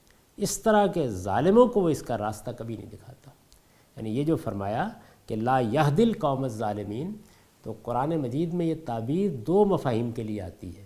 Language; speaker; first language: Urdu; native; Urdu